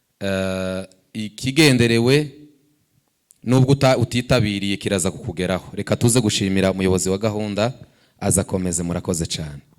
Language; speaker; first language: Kinyarwanda; native; Kinyarwanda